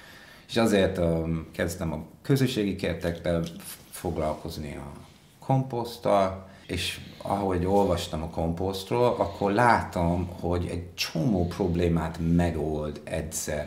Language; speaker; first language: Hungarian; non-native, fluent; English